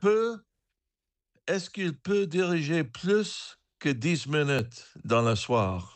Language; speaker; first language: French; non-native, learner; English